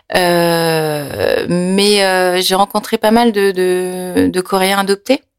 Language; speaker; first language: French; early bilingual, other home language; Korean